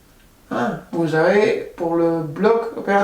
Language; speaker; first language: French; non-native, fluent; Spanish